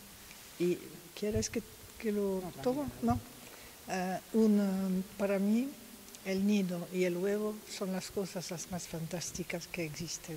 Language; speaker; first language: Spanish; non-native, learner; French